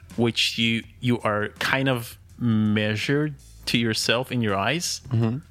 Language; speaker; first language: English; early bilingual, other home language; Russian